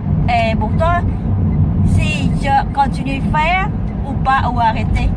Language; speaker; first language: French; non-native, learner; Vietnamese